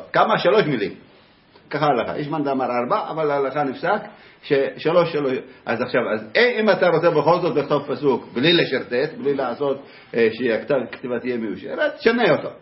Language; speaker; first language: Hebrew; native; Hebrew